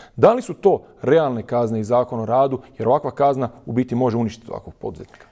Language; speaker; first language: Croatian; native; Croatian